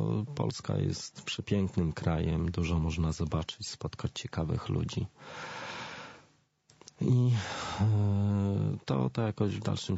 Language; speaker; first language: Polish; native; Polish